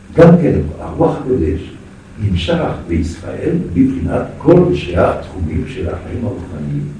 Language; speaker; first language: Hebrew; non-native, fluent; French